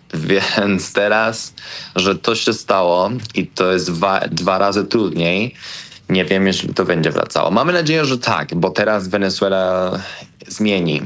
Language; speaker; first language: Polish; non-native, learner; Spanish